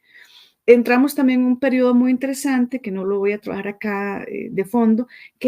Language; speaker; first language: Spanish; native; Spanish